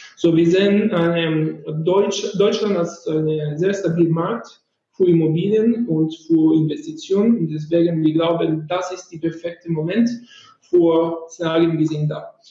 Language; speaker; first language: German; non-native, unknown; Italian